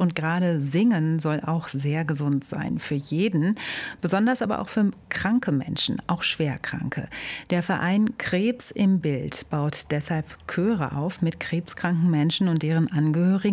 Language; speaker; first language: German; native; German